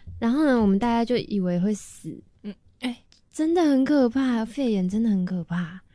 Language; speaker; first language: Chinese; native; Chinese